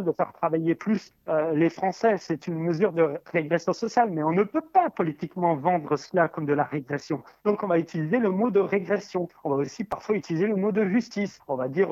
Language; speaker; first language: French; native; French